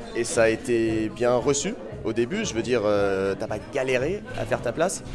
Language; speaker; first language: French; native; French